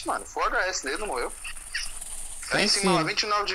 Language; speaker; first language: Portuguese; native; Portuguese